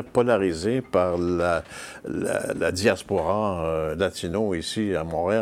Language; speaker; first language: French; native; French